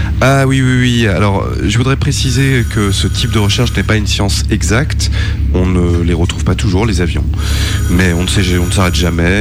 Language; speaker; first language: French; native; French